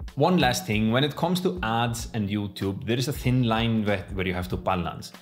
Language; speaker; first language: English; non-native, fluent; Icelandic